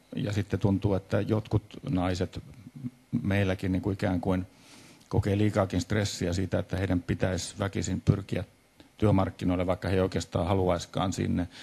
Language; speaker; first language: Finnish; native; Finnish